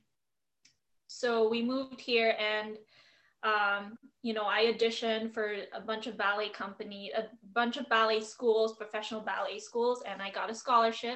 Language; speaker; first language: English; non-native, local second language; Filipino